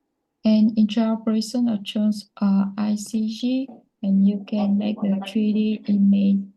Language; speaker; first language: English; non-native, learner; Vietnamese